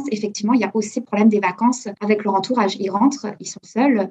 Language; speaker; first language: French; native; French